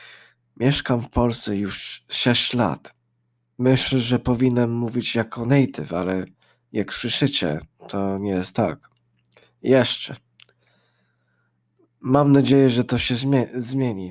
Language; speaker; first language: Polish; early bilingual, heritage; English